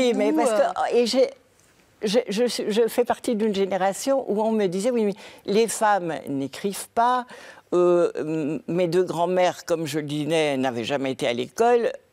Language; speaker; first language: French; native; French